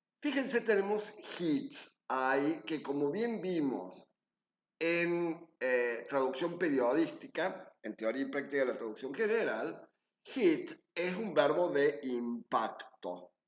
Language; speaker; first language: Spanish; native; Spanish